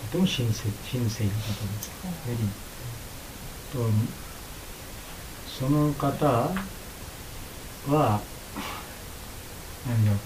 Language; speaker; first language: Japanese; non-native, learner; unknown